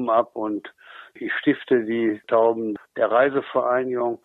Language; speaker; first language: German; native; German